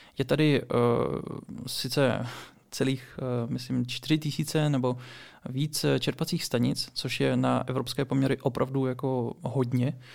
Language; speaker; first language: Czech; early bilingual, other home language; Russian